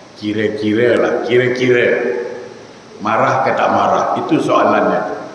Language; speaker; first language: Malay; native; Malay